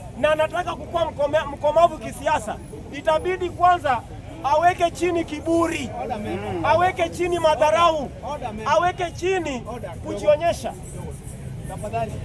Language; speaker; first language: Swahili; non-native, local second language; Luyia